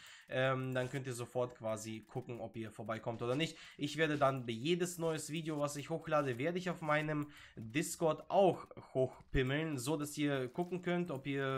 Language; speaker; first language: German; native; German